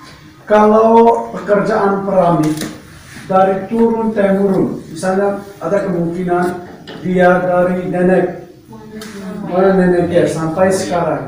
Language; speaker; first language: Indonesian; non-native, fluent; Turkish